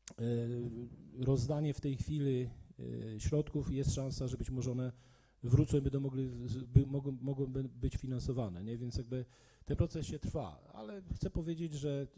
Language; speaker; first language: Polish; native; Polish